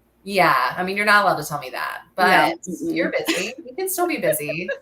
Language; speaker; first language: English; native; English